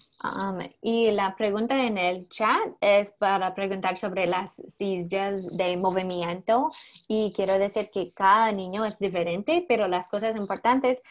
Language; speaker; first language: Spanish; non-native, learner; English